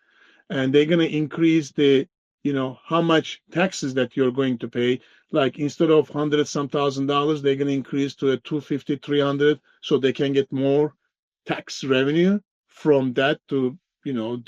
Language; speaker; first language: English; non-native, fluent; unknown